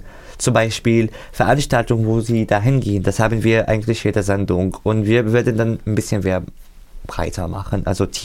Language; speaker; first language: German; non-native, fluent; Arabic